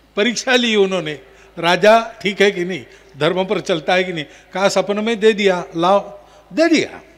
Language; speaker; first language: Hindi; non-native, local second language; Marathi